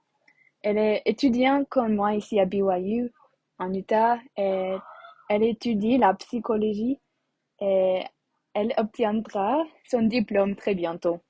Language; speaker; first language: French; non-native, learner; English